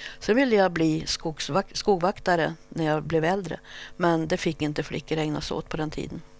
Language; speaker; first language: Swedish; native; Swedish